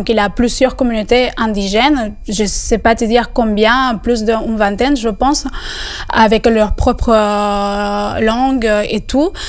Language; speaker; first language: French; non-native, fluent; Spanish